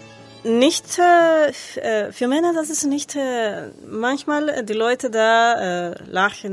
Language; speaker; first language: German; non-native, learner; Spanish